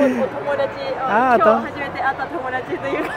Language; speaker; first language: Japanese; non-native, fluent; Thai